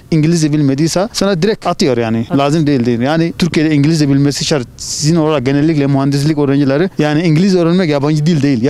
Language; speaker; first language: Turkish; non-native, fluent; Arabic